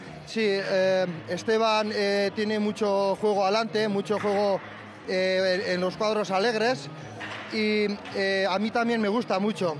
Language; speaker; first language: Spanish; non-native, fluent; French